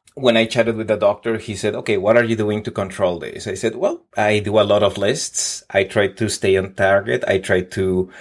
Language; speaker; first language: English; non-native, fluent; Spanish